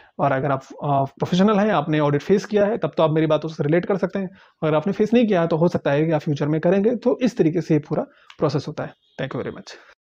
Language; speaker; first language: Hindi; native; Hindi